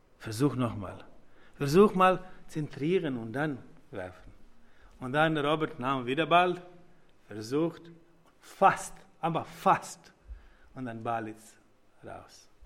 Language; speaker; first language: German; non-native, learner; Croatian